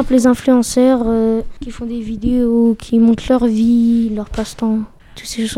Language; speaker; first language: French; native; French